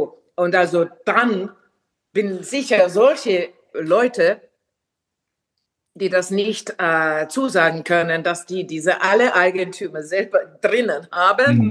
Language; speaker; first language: German; non-native, fluent; Finnish